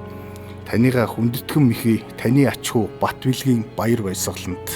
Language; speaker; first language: Mongolian; native; Mongolian